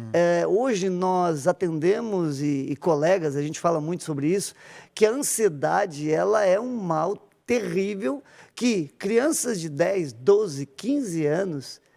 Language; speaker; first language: Portuguese; native; Portuguese